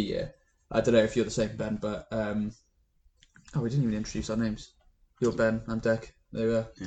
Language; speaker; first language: English; native; English